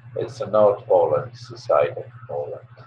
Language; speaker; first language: English; non-native, learner; Polish